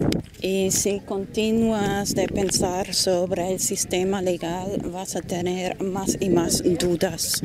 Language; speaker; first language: Spanish; non-native, fluent; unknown